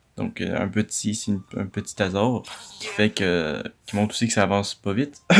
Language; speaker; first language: French; native; French